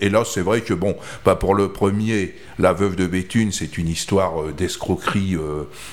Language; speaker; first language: French; native; French